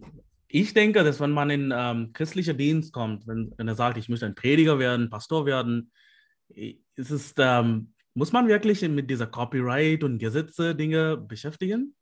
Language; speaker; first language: German; non-native, fluent; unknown